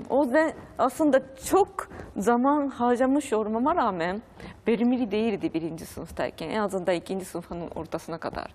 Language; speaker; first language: Turkish; non-native, fluent; Japanese